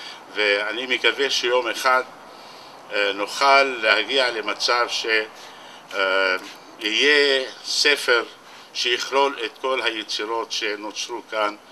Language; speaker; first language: Hebrew; non-native, local second language; Arabic